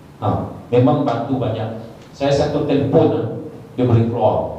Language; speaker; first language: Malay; non-native, local second language; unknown